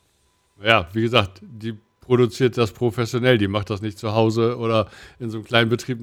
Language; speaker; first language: German; native; German